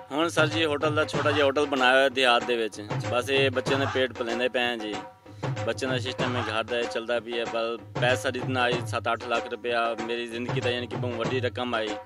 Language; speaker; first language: Punjabi; non-native, local second language; Saraiki